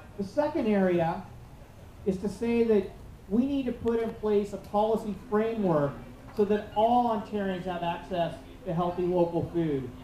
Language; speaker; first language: English; native; English